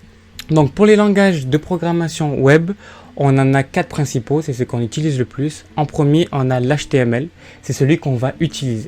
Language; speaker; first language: French; native; French